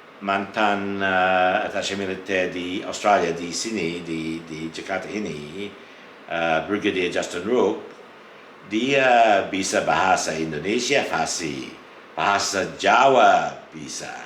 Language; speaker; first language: Indonesian; non-native, fluent; English